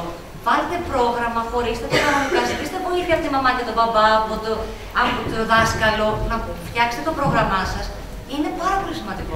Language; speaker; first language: Greek; native; Greek